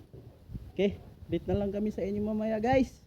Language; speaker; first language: Filipino; non-native, local second language; Cebuano